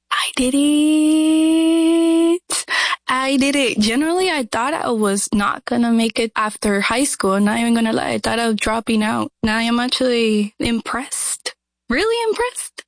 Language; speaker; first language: English; early bilingual, other home language; Spanish